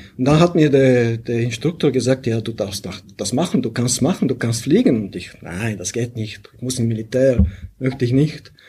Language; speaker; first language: German; non-native, fluent; Bulgarian